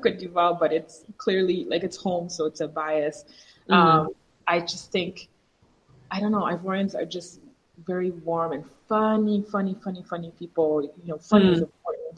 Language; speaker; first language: English; non-native, fluent; French